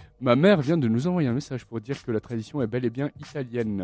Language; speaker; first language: French; native; French